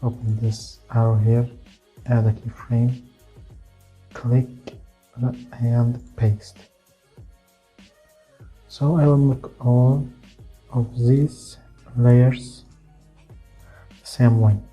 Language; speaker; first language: English; non-native, fluent; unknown